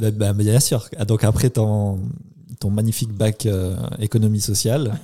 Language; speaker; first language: French; native; French